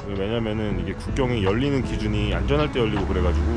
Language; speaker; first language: Korean; native; Korean